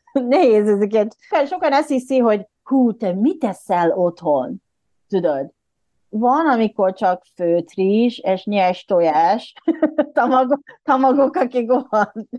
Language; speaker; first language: Hungarian; non-native, fluent; Japanese